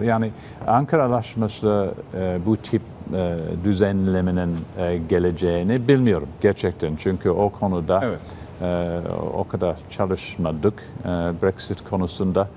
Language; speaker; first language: Turkish; non-native, fluent; English